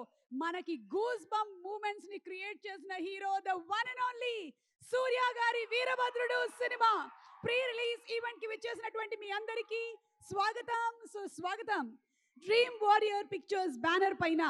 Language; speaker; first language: Telugu; native; Telugu